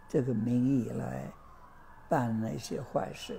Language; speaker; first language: Chinese; non-native, fluent; English